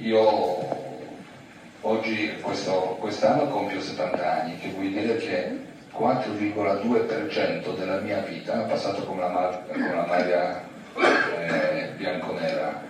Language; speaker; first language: Italian; non-native, fluent; Polish